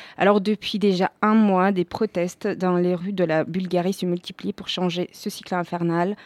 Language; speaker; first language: French; non-native, fluent; Spanish